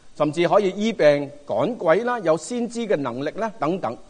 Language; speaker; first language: Cantonese; native; Cantonese